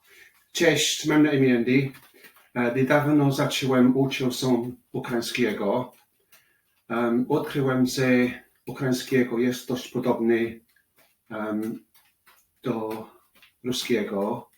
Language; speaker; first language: Polish; non-native, learner; English